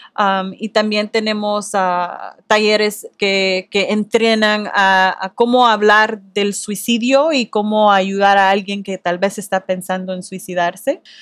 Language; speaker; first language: Spanish; early bilingual, heritage; Spanish